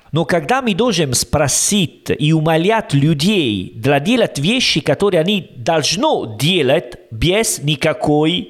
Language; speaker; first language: Russian; non-native, learner; Italian